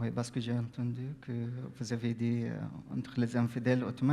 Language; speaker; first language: French; non-native, learner; Arabic